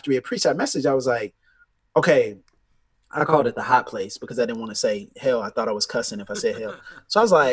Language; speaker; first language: English; native; English